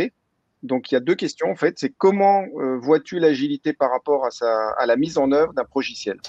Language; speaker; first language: French; native; French